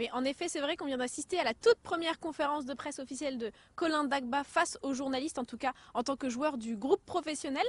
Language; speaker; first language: French; native; French